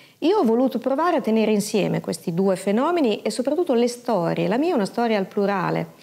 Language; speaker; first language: Italian; native; Italian